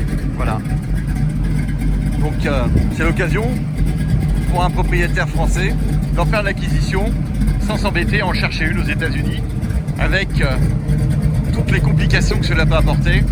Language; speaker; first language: French; native; French